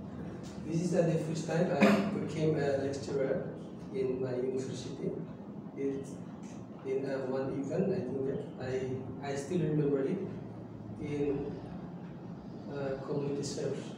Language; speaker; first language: English; non-native, learner; Indonesian